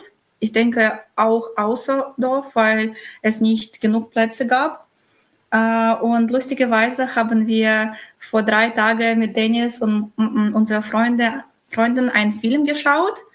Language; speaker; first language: German; non-native, fluent; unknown